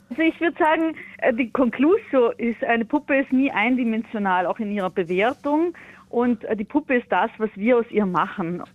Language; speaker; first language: German; native; German